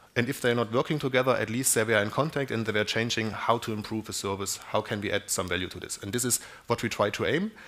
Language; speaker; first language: English; non-native, fluent; German